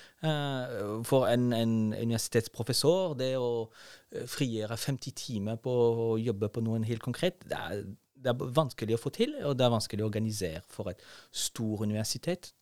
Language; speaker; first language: Norwegian; non-native, fluent; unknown